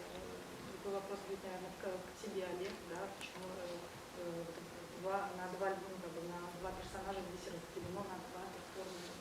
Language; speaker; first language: Russian; native; Russian